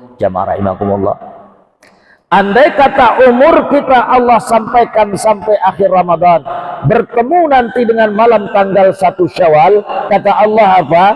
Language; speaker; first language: Malay; non-native, local second language; Sasak